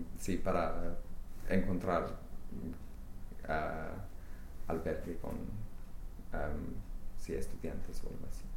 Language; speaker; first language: Spanish; non-native, fluent; English